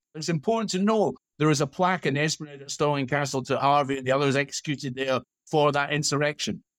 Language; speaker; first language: English; native; English